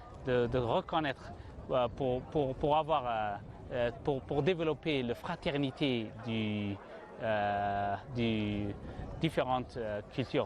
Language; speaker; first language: French; non-native, learner; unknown